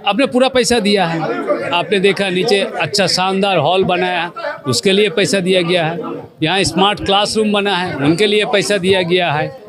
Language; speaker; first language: Hindi; non-native, local second language; Bangla